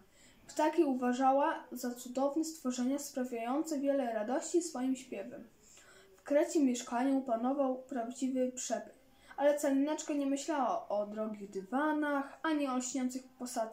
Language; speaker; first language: Polish; native; Polish